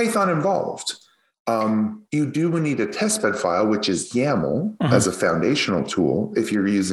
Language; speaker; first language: English; native; English